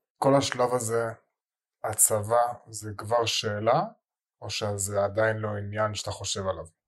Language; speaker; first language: Hebrew; native; Hebrew